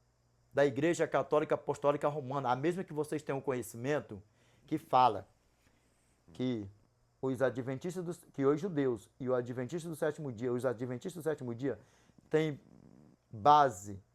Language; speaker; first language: Portuguese; native; Portuguese